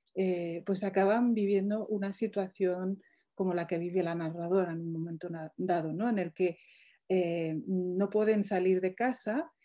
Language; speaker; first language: Spanish; non-native, fluent; Arabic